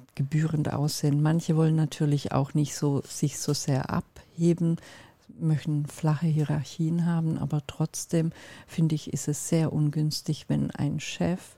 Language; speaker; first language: German; non-native, fluent; Turkish